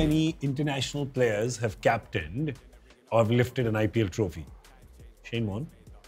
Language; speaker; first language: English; non-native, local second language; Hindi